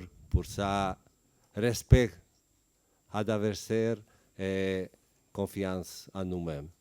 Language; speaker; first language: French; non-native, learner; Bosnian